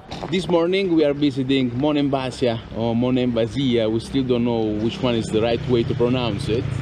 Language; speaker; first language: English; non-native, fluent; Italian